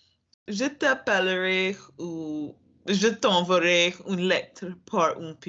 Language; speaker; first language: French; non-native, learner; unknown